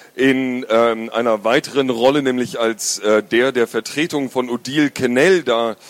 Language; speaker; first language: German; native; German